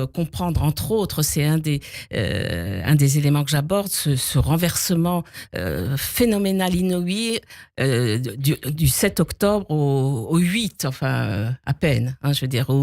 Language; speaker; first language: French; native; French